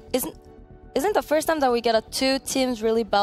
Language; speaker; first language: English; non-native, fluent; French